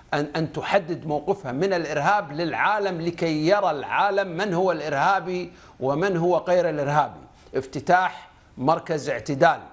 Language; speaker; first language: Arabic; native; Arabic